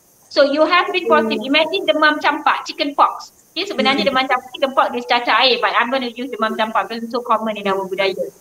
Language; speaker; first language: English; non-native, local second language; Malay